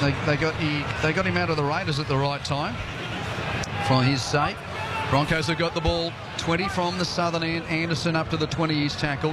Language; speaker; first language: English; native; English